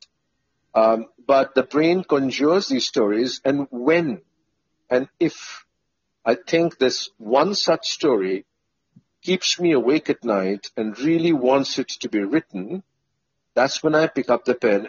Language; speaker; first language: English; non-native, local second language; Bangla